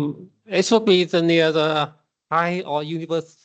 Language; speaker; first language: English; non-native, learner; Vietnamese